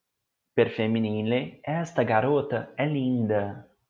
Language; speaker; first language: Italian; non-native, learner; Portuguese